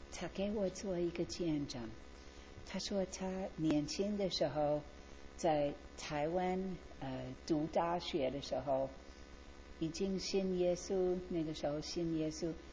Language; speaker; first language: Chinese; non-native, fluent; English